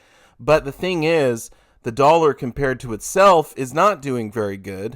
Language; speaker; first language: English; native; English